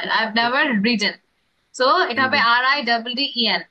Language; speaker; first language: English; non-native, fluent; Bangla